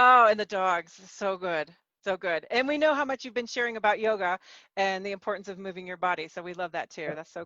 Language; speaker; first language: English; native; English